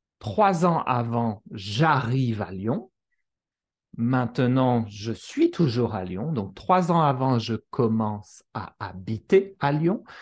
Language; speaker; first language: French; native; French